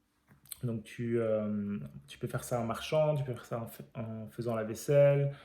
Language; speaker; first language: French; native; French